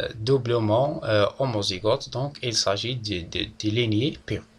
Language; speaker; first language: French; non-native, local second language; Arabic